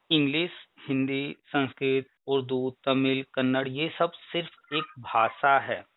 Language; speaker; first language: Hindi; native; Hindi